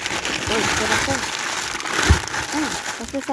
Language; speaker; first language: Spanish; non-native, learner; Filipino